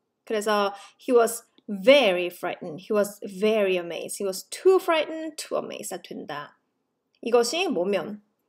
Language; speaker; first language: English; non-native, fluent; Korean